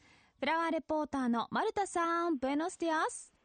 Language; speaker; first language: Japanese; native; Japanese